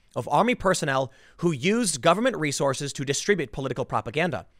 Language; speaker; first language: English; native; English